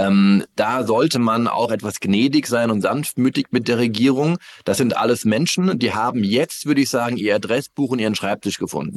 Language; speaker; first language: German; native; German